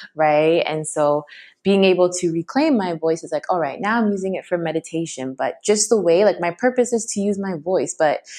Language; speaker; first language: English; native; English